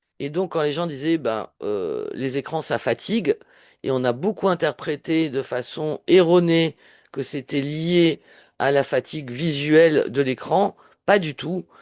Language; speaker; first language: French; native; French